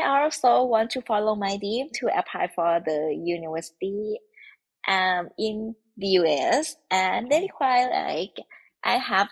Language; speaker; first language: English; non-native, learner; Thai